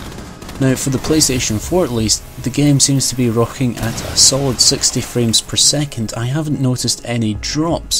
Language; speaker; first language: English; native; English